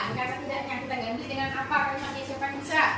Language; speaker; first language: Indonesian; native; Indonesian